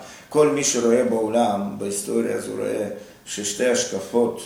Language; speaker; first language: Hebrew; non-native, fluent; Russian